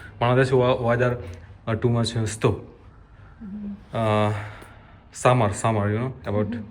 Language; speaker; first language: English; non-native, local second language; Bangla